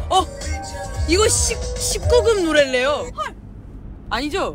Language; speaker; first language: Korean; non-native, fluent; Chinese